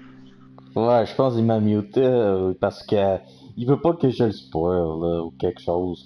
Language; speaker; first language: French; native; French